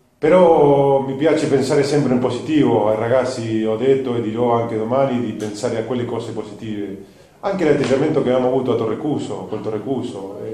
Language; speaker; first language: Italian; non-native, fluent; Spanish